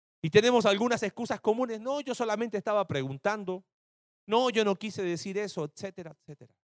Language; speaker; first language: Spanish; native; Spanish